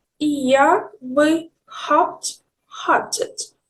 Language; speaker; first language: German; non-native, learner; Ukrainian